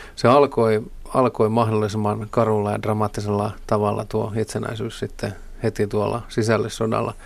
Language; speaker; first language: Finnish; native; Finnish